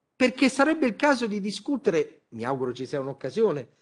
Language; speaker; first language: Italian; native; Italian